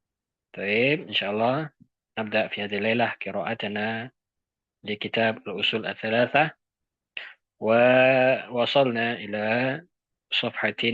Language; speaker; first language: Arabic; non-native, fluent; Indonesian